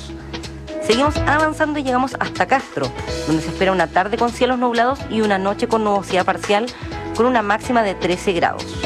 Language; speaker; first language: Spanish; native; Spanish